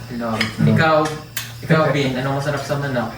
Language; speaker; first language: Filipino; non-native, local second language; Cebuano